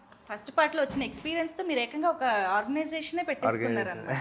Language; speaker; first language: Telugu; native; Telugu